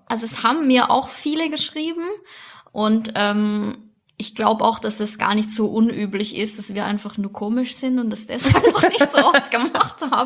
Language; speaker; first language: German; native; German